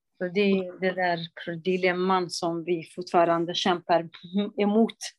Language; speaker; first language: Swedish; non-native, local second language; Kurdish